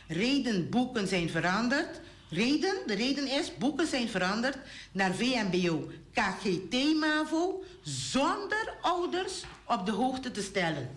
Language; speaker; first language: Dutch; non-native, local second language; Papiamento